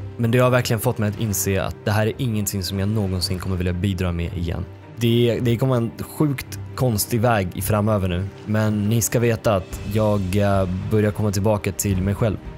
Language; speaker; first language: Swedish; early bilingual, other home language; Russian